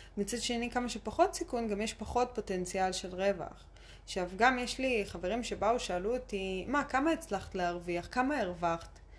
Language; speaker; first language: Hebrew; early bilingual, other home language; Russian